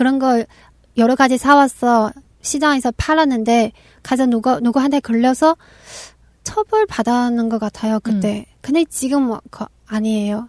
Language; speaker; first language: Korean; non-native, local second language; Chinese